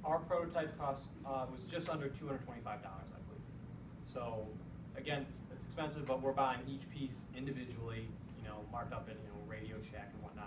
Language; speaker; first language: English; native; English